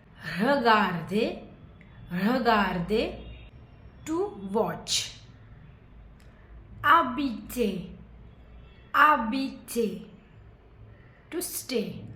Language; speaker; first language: English; non-native, fluent; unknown